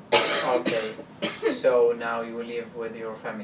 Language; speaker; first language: English; non-native, learner; Arabic